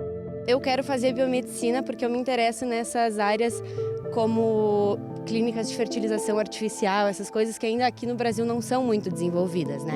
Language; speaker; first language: Portuguese; native; Portuguese